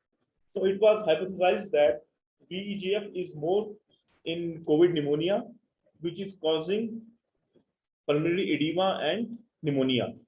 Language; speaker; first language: English; non-native, local second language; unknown